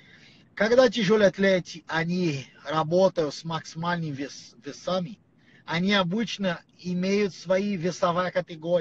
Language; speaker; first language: Russian; non-native, learner; Portuguese